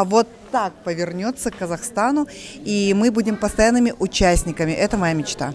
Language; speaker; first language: Russian; native; Russian